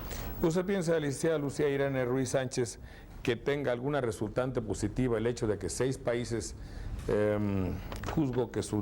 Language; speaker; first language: Spanish; native; Spanish